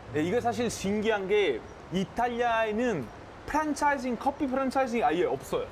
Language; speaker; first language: Korean; non-native, fluent; Italian